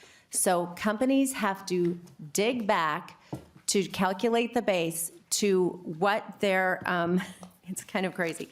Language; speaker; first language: English; native; English